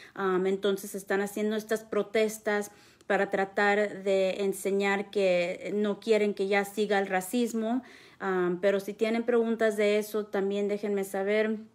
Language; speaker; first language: Spanish; early bilingual, heritage; Spanish